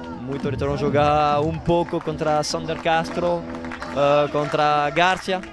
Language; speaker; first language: Portuguese; non-native, learner; French